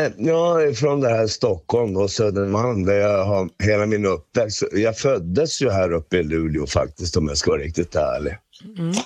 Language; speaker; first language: Swedish; native; Swedish